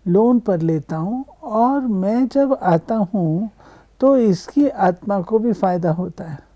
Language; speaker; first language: Hindi; native; Hindi